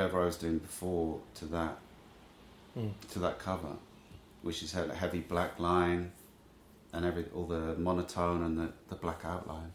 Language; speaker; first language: English; native; English